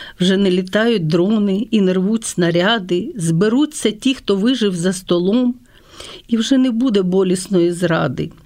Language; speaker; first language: Ukrainian; non-native, local second language; Russian